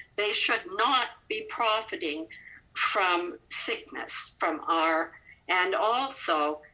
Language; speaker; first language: English; native; English